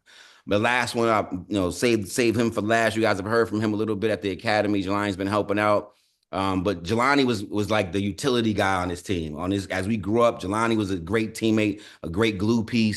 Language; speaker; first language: English; native; English